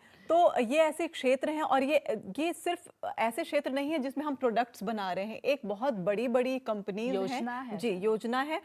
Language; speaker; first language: Hindi; native; Hindi